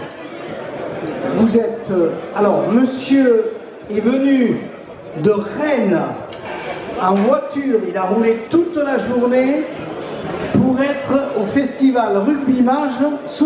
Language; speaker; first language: French; native; French